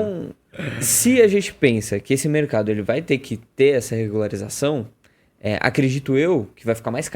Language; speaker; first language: Portuguese; native; Portuguese